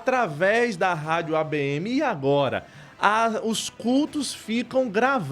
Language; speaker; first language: Portuguese; native; Portuguese